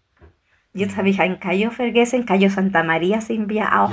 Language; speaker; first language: German; non-native, fluent; Spanish